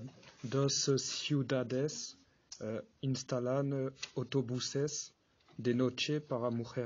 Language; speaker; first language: Spanish; non-native, learner; French